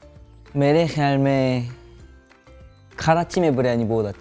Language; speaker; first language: Hindi; non-native, learner; Korean